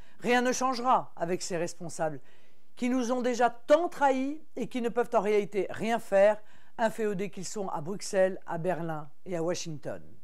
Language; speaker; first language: French; native; French